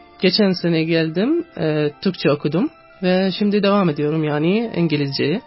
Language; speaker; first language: Turkish; non-native, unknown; Arabic